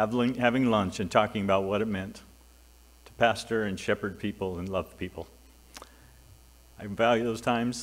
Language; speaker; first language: English; native; English